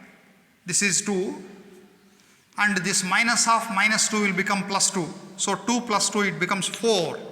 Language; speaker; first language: English; non-native, local second language; Kannada